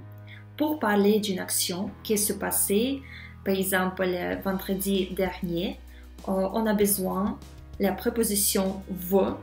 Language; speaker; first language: French; non-native, fluent; Russian